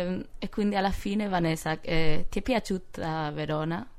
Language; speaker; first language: Italian; non-native, fluent; English